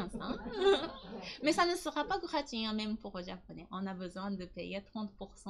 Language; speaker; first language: French; non-native, learner; Japanese